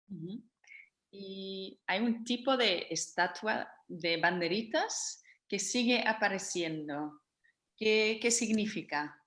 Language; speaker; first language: Spanish; non-native, fluent; Dutch